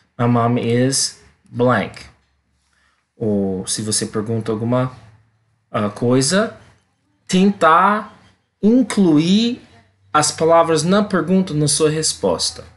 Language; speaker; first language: Portuguese; non-native, learner; English